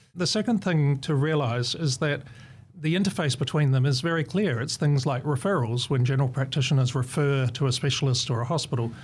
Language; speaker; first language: English; native; English